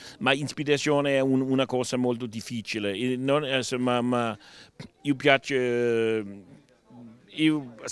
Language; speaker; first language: Italian; non-native, learner; Danish